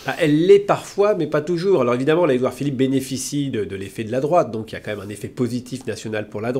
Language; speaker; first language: French; native; French